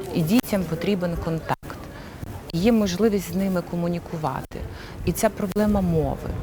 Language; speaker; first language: Ukrainian; non-native, local second language; Russian